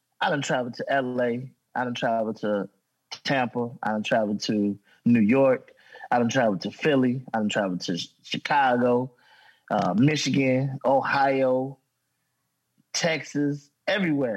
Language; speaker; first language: English; native; English